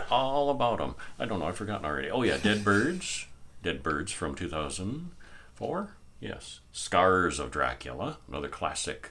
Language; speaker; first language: English; native; English